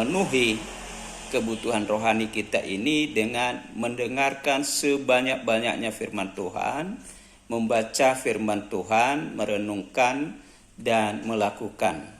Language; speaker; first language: Indonesian; native; Indonesian